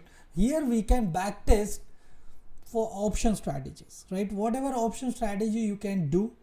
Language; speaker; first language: English; non-native, local second language; Hindi